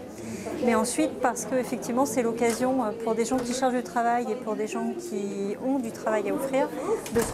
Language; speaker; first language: French; native; French